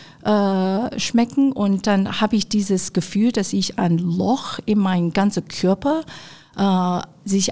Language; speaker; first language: German; non-native, fluent; Chinese